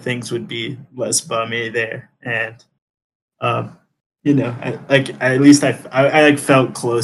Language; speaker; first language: English; early bilingual, other home language; Spanish